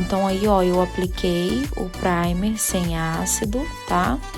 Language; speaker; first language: Portuguese; native; Portuguese